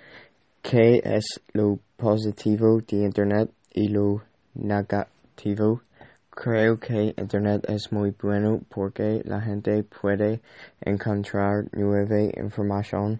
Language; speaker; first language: Spanish; non-native, learner; English